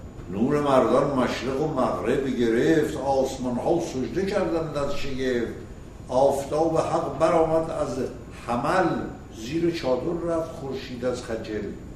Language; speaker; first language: Persian; native; Persian